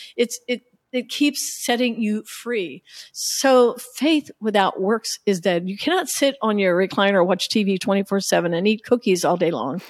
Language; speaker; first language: English; native; English